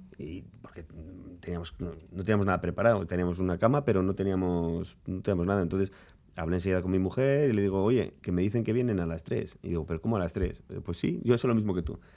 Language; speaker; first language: Spanish; native; Spanish